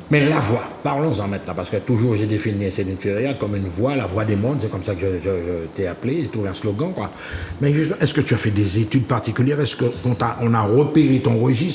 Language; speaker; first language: French; native; French